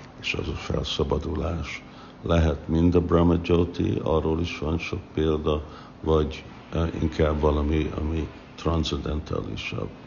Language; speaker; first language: Hungarian; non-native, fluent; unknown